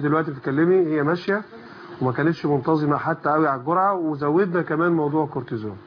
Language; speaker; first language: Arabic; native; Arabic